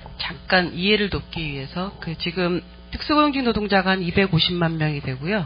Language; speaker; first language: Korean; native; Korean